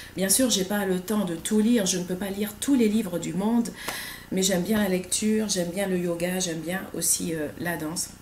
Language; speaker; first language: French; native; French